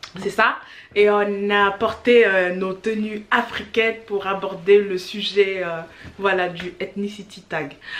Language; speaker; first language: French; early bilingual, other home language; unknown